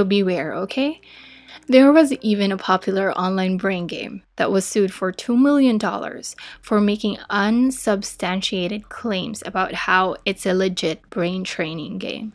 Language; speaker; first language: English; non-native, local second language; Filipino